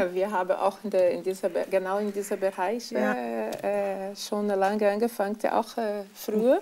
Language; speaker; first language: German; non-native, fluent; Portuguese